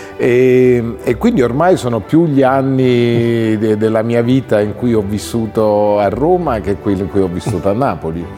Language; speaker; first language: Italian; native; Italian